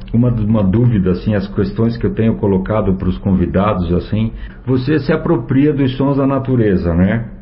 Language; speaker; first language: Portuguese; native; Portuguese